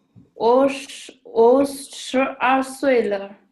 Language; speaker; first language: Chinese; non-native, learner; Tibetan